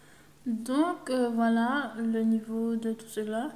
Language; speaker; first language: French; native; French